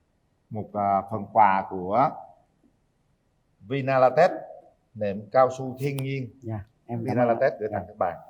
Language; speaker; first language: Vietnamese; native; Vietnamese